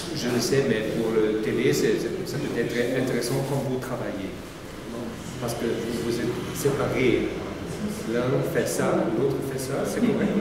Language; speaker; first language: French; non-native, learner; German